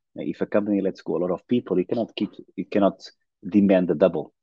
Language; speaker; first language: English; non-native, fluent; Portuguese